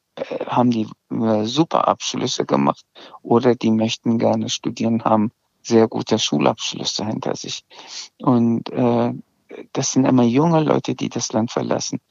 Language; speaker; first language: German; early bilingual, other home language; Azerbaijani